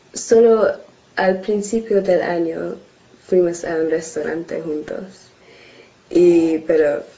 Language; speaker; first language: Spanish; non-native, learner; English